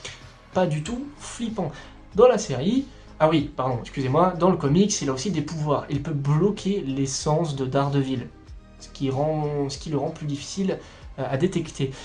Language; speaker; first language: French; native; French